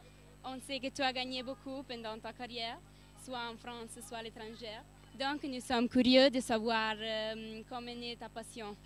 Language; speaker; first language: French; non-native, learner; Italian